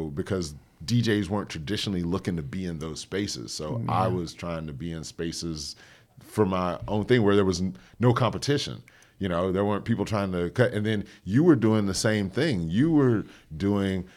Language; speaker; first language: English; native; English